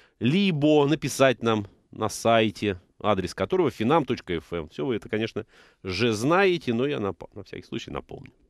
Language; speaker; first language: Russian; native; Russian